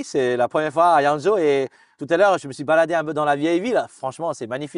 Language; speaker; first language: French; native; French